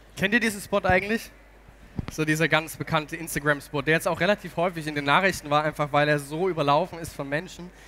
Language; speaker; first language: German; native; German